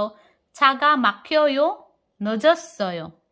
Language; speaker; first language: Korean; non-native, fluent; Filipino